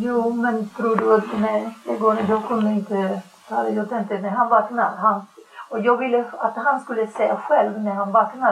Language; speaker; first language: Swedish; non-native, learner; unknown